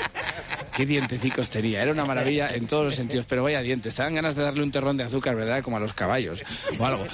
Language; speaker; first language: Spanish; native; Spanish